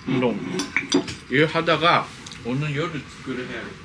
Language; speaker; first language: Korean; non-native, learner; Japanese